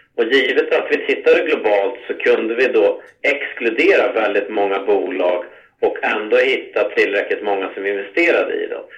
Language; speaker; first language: Swedish; native; Swedish